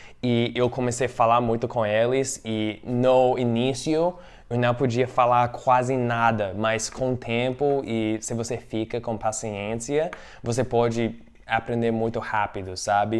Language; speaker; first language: Portuguese; non-native, fluent; English